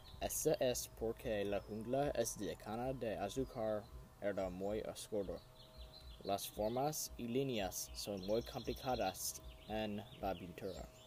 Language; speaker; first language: Spanish; non-native, learner; English